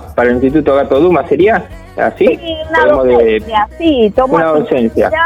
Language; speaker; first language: Spanish; native; Spanish